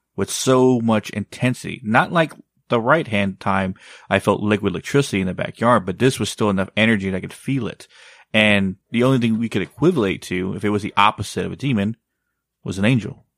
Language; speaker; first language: English; native; English